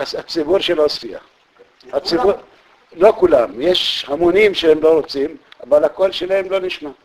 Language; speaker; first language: Hebrew; non-native, local second language; Arabic